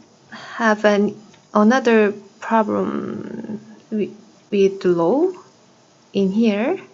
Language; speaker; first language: English; non-native, learner; Korean